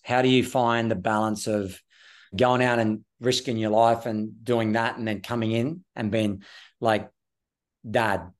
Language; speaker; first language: English; native; English